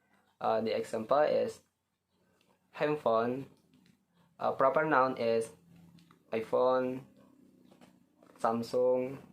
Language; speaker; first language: English; non-native, learner; Indonesian